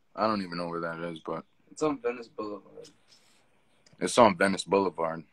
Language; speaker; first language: English; native; English